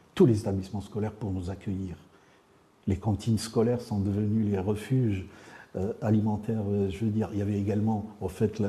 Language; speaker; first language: French; non-native, local second language; Arabic